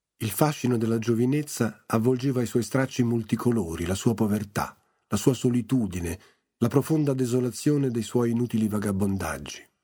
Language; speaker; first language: Italian; native; Italian